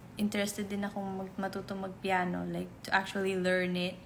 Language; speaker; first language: English; non-native, local second language; Filipino